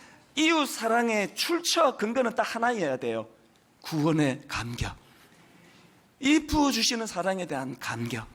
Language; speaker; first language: Korean; native; Korean